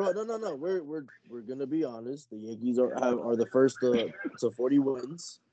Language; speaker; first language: English; early bilingual, other home language; Spanish